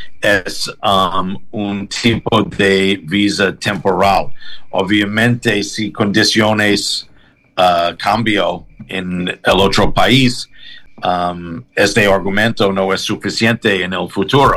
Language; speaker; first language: Spanish; non-native, learner; English